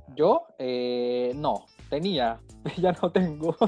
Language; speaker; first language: Spanish; native; Spanish